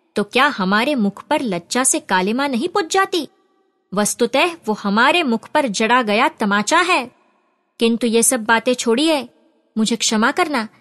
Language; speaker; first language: Hindi; non-native, local second language; Marathi